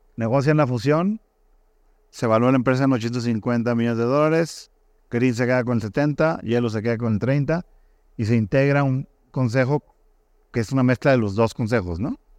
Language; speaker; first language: Spanish; native; Spanish